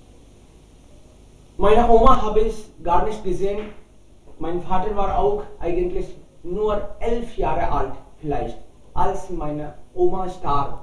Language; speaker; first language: German; non-native, learner; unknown